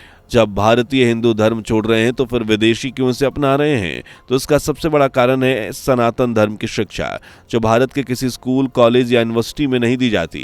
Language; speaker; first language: Hindi; native; Hindi